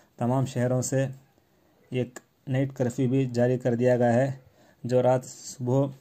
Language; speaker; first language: Urdu; native; Urdu